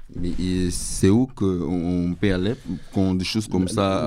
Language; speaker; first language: French; non-native, learner; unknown